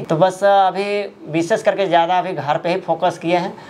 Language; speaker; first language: Hindi; native; Hindi